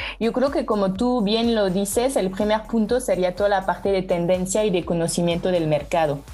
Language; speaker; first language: Spanish; non-native, fluent; French